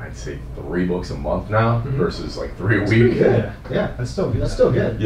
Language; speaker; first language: English; native; English